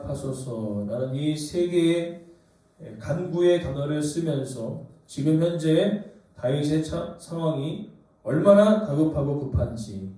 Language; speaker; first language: Korean; native; Korean